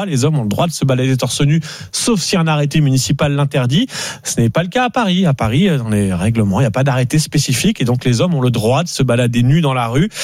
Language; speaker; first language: French; native; French